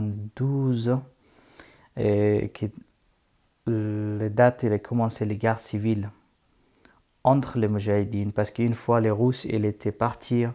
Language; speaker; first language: French; non-native, fluent; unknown